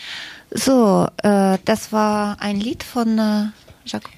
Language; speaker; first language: German; non-native, fluent; Russian